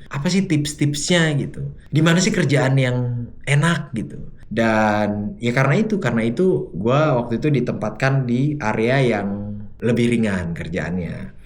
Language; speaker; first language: Indonesian; native; Indonesian